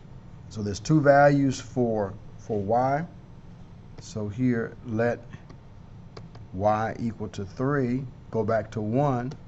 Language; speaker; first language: English; native; English